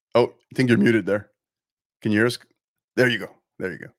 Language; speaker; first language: English; native; English